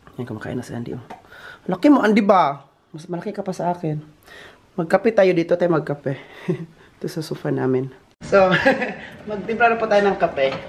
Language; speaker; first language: Filipino; non-native, local second language; Cebuano